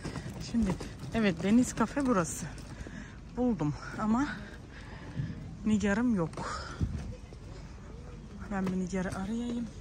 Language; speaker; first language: Turkish; early bilingual, heritage; Turkish